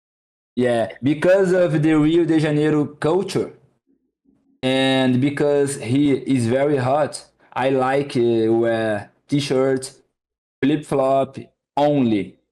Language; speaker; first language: English; non-native, learner; Portuguese